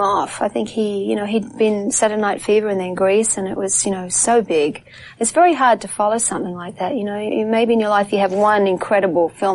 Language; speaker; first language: English; native; English